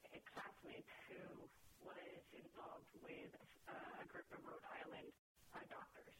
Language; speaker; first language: English; non-native, local second language; Filipino